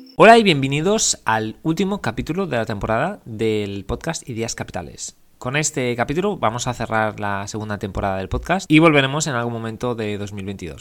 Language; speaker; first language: Spanish; native; Spanish